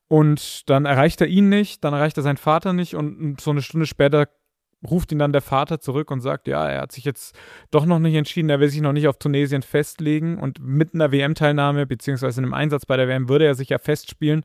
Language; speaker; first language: German; native; German